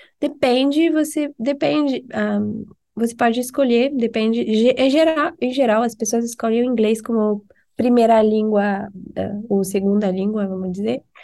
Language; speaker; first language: Portuguese; non-native, fluent; French